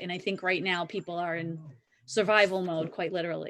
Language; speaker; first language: English; native; English